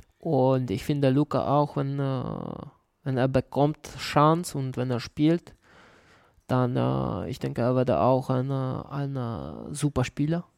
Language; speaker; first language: German; non-native, learner; Czech